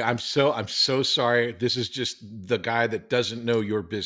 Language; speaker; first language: English; native; English